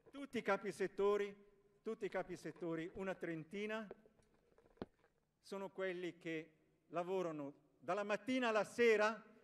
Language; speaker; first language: Italian; native; Italian